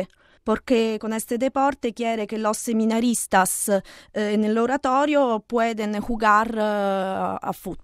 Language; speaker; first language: Spanish; non-native, learner; Italian